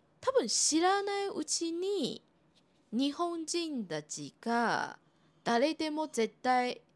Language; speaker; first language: Japanese; non-native, fluent; Chinese